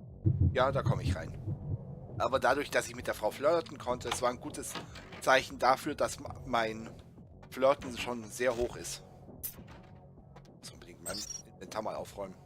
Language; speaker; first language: German; native; German